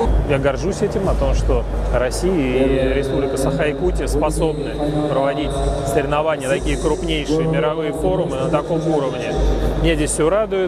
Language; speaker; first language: Russian; native; Russian